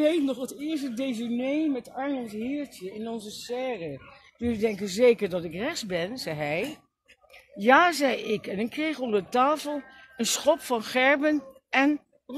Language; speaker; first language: Dutch; native; Dutch